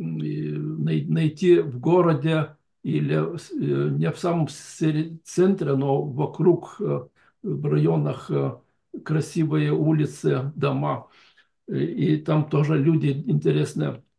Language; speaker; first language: Russian; non-native, fluent; Lithuanian